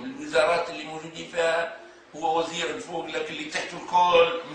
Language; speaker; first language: Arabic; native; Arabic